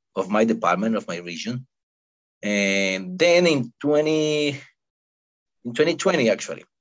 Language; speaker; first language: English; non-native, fluent; Spanish